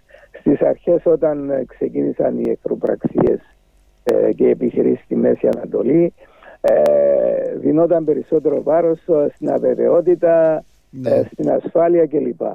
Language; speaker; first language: Greek; native; Greek